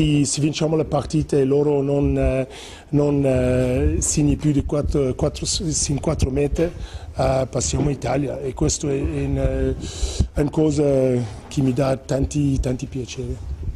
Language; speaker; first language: Italian; non-native, fluent; English